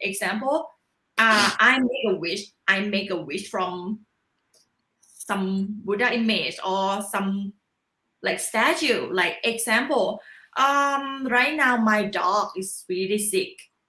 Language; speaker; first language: English; non-native, learner; Thai